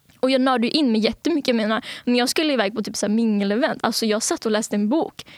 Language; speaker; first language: Swedish; early bilingual, other home language; Bangla